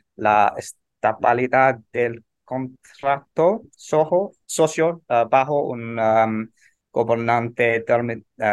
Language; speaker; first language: Spanish; non-native, learner; English